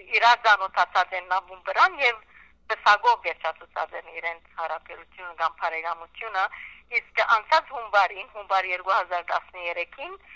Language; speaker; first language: Armenian; early bilingual, heritage; Armenian